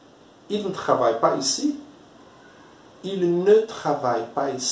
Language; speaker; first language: French; non-native, fluent; Portuguese